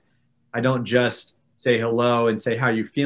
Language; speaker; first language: English; native; English